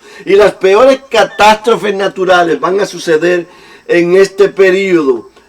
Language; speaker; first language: Spanish; native; Spanish